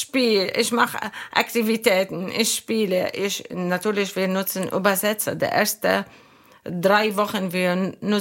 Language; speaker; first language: German; non-native, fluent; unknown